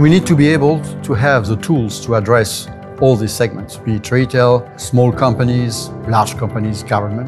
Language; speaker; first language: English; non-native, fluent; French